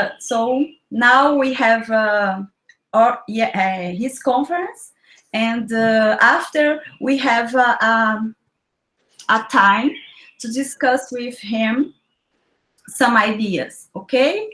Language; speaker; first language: English; non-native, learner; Portuguese